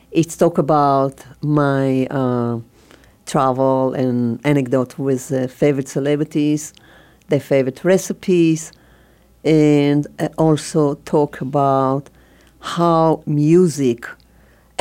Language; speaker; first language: English; non-native, learner; Hebrew